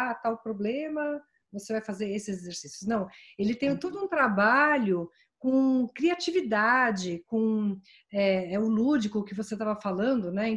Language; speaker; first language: Portuguese; native; Portuguese